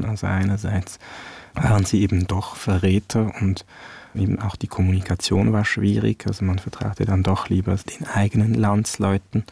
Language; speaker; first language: German; early bilingual, other home language; Vietnamese